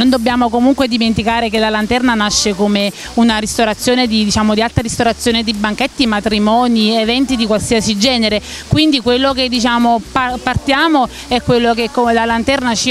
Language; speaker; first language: Italian; native; Italian